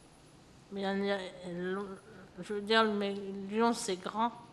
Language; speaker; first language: French; early bilingual, other home language; Portuguese